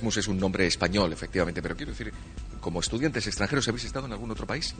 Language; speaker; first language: Spanish; native; Spanish